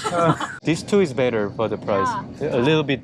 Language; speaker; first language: English; non-native, fluent; Korean